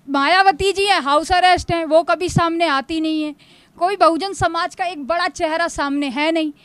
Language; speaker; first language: Hindi; native; Hindi